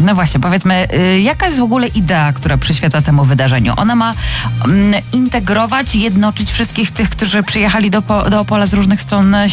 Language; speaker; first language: Polish; native; Polish